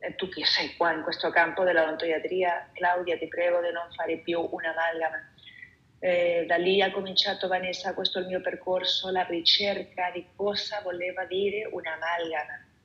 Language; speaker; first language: Italian; non-native, fluent; Spanish